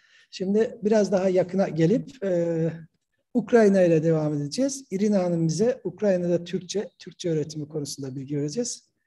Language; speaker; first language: Turkish; native; Turkish